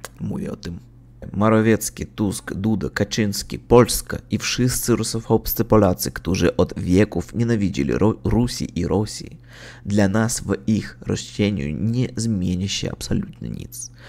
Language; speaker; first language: Polish; non-native, learner; Russian